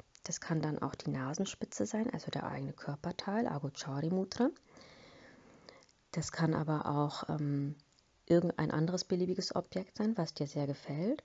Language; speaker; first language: German; native; German